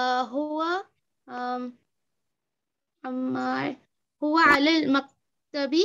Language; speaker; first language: Arabic; non-native, learner; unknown